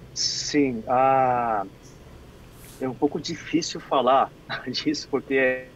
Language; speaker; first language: Portuguese; non-native, fluent; Korean